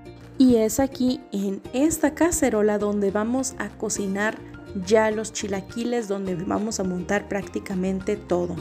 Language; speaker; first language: Spanish; native; Spanish